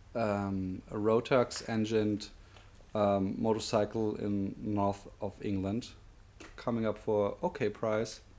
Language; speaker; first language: English; non-native, fluent; German